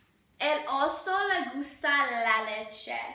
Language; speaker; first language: Spanish; non-native, learner; English